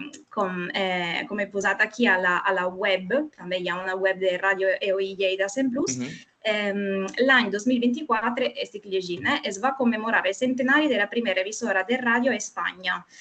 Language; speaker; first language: Catalan; non-native, fluent; Italian